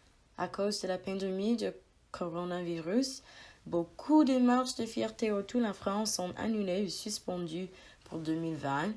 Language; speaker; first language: French; non-native, learner; English